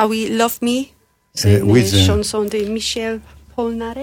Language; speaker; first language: French; non-native, learner; English